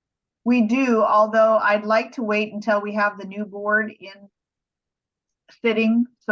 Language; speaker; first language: English; native; English